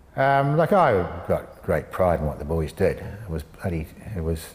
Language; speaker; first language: English; native; English